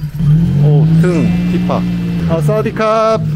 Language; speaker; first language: Thai; non-native, learner; Korean